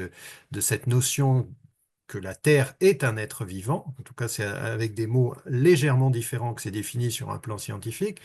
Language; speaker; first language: French; native; French